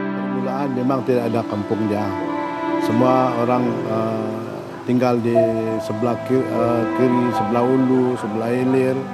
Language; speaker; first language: Indonesian; non-native, local second language; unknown